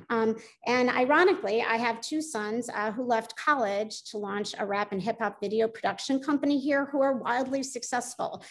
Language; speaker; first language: English; native; English